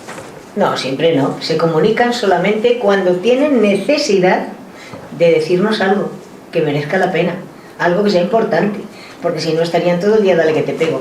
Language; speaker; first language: Spanish; native; Spanish